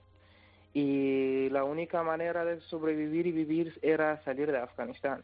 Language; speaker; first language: Spanish; non-native, learner; Persian